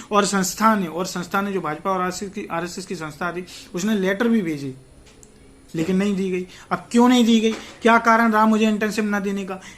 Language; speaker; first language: Hindi; native; Hindi